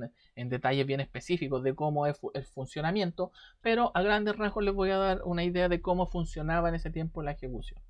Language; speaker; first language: Spanish; native; Spanish